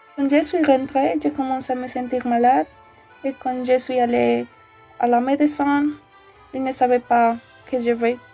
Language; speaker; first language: French; non-native, learner; Spanish